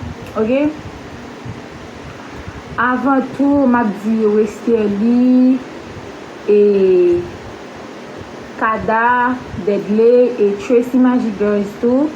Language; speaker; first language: French; non-native, local second language; Haitian Creole